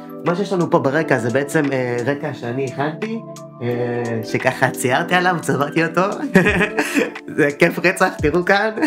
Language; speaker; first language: Hebrew; native; Hebrew